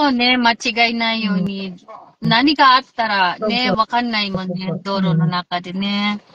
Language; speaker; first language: Japanese; non-native, local second language; Filipino